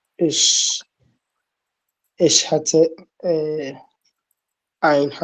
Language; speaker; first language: German; non-native, learner; Akan